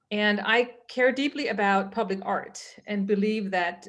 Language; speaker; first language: English; non-native, fluent; Danish